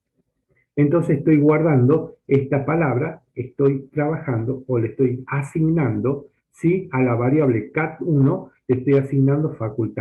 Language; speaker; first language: Spanish; native; Spanish